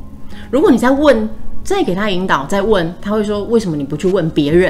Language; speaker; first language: Chinese; native; Chinese